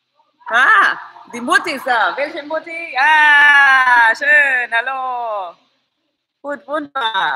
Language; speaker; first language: German; non-native, fluent; Spanish